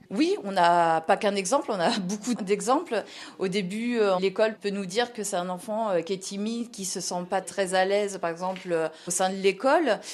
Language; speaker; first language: French; native; French